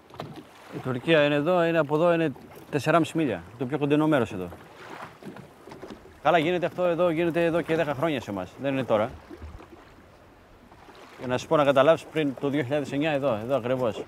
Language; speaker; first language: Greek; native; Greek